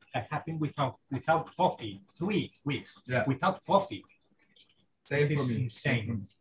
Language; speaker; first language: English; non-native, fluent; Spanish